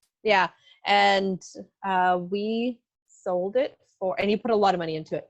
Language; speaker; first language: English; native; English